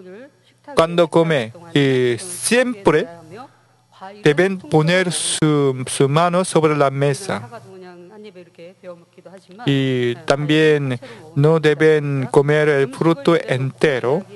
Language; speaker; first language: Spanish; non-native, learner; Korean